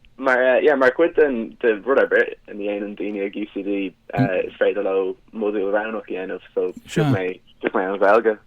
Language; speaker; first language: Irish; non-native, local second language; English